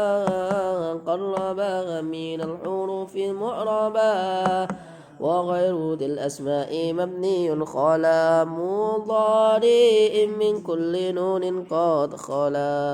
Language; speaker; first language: Arabic; non-native, fluent; Indonesian